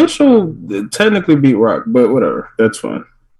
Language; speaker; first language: English; native; English